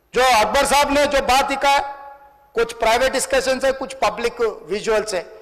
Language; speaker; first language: Hindi; non-native, local second language; Telugu